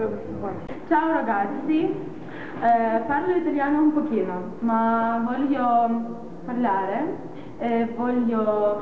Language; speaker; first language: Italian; non-native, learner; Ukrainian